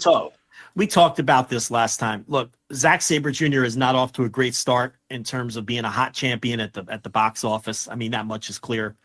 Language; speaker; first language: English; native; English